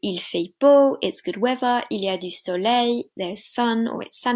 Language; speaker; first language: French; non-native, fluent; English